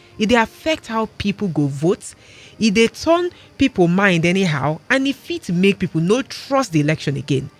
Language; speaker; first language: Nigerian Pidgin; non-native, local second language; Igbo